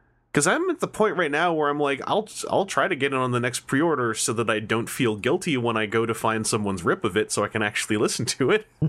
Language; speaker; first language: English; native; English